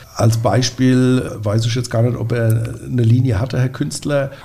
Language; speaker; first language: German; native; German